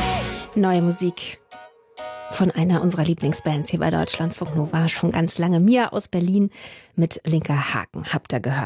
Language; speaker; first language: German; native; German